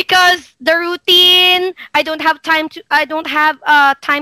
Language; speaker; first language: English; non-native, local second language; Hiligaynon